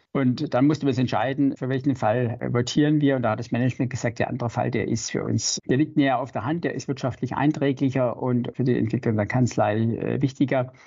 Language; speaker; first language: German; native; German